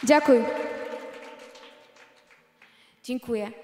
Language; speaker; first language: Polish; non-native, learner; Belarusian